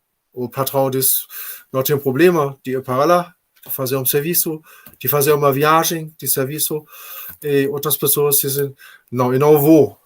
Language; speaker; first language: Portuguese; non-native, fluent; German